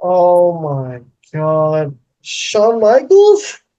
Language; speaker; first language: English; native; English